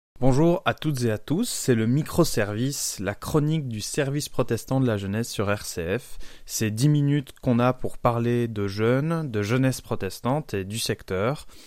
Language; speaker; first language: French; native; French